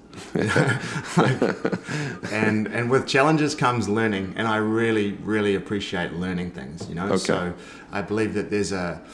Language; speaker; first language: English; native; English